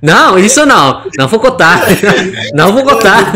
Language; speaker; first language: Portuguese; non-native, learner; Indonesian